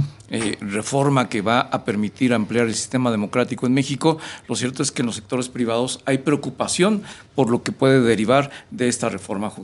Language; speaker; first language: Spanish; native; Spanish